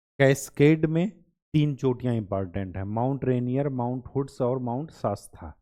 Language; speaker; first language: Hindi; native; Hindi